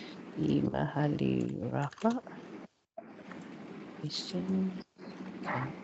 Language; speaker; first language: Arabic; non-native, learner; Malay